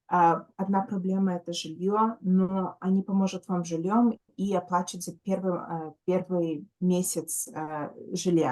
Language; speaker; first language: Russian; early bilingual, heritage; Russian